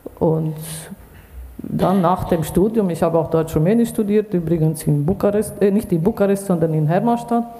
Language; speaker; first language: German; native; German